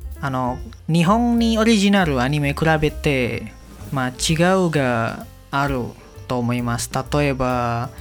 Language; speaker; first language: Japanese; non-native, learner; Indonesian